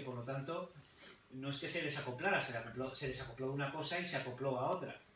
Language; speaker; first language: Spanish; native; Spanish